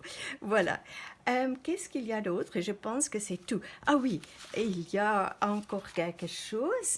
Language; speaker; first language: French; non-native, fluent; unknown